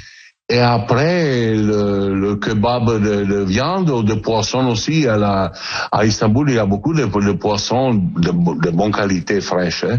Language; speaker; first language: French; non-native, learner; Italian